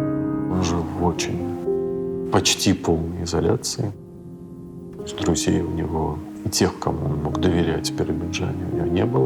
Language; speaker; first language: Russian; native; Russian